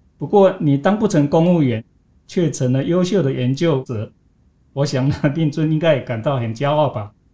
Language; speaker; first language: Chinese; native; Chinese